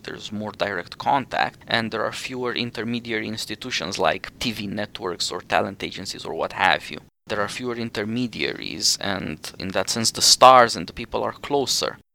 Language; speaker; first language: English; non-native, fluent; Romanian